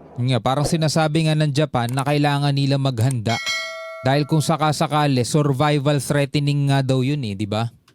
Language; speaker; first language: Filipino; native; Filipino